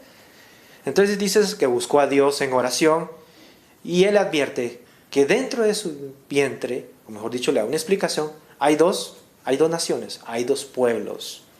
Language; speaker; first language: Spanish; native; Spanish